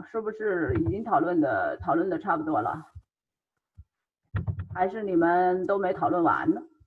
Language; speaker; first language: Chinese; native; Chinese